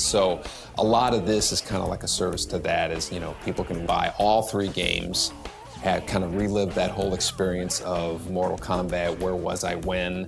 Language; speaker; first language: English; native; English